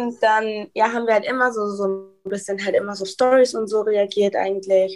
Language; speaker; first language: German; early bilingual, heritage; German